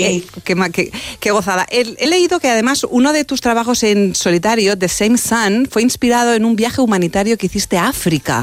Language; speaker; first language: Spanish; native; Spanish